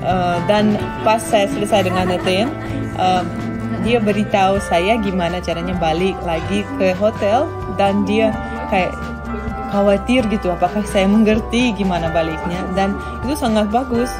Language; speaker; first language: Indonesian; non-native, fluent; Russian